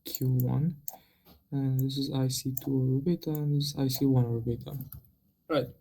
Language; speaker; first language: English; non-native, fluent; Romanian